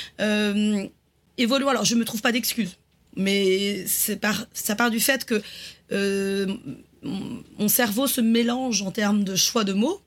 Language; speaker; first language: French; native; French